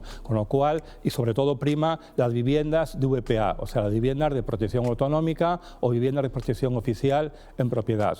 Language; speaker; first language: Spanish; native; Spanish